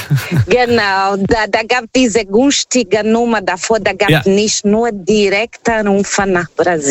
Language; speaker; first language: German; non-native, fluent; Portuguese